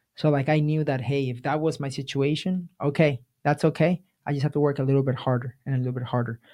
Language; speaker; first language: English; early bilingual, other home language; Spanish